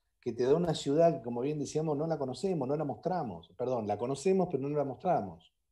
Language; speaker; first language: Spanish; native; Spanish